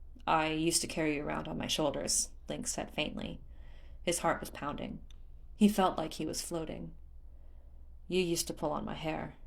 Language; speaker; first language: English; native; English